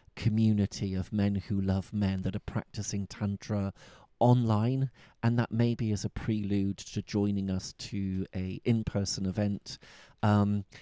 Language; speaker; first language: English; native; English